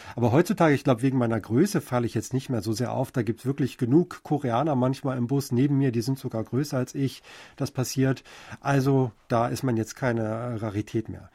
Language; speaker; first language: German; native; German